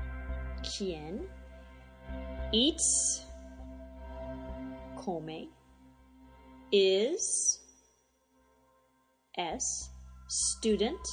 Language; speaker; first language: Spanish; non-native, fluent; English